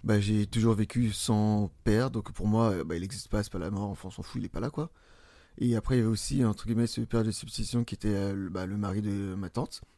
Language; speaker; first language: French; early bilingual, other home language; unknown